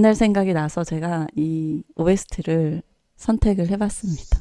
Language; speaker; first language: Korean; native; Korean